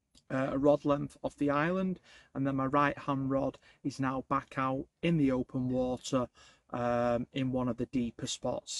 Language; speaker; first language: English; native; English